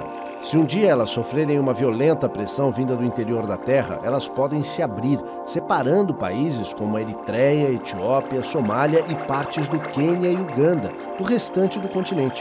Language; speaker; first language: Portuguese; native; Portuguese